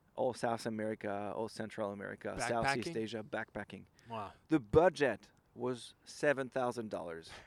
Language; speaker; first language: English; non-native, fluent; French